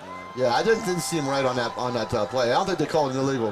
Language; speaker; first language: English; native; English